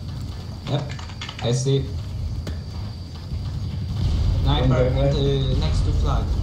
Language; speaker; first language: English; non-native, learner; Polish